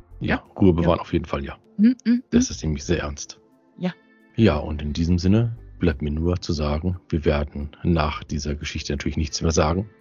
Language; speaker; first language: German; native; German